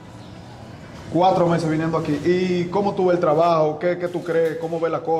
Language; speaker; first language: Spanish; native; Spanish